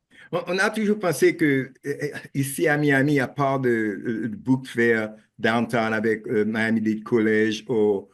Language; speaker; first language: French; non-native, local second language; Haitian Creole